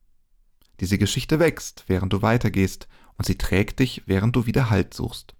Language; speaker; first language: German; native; German